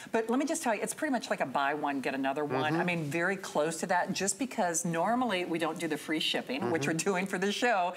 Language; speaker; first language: English; native; English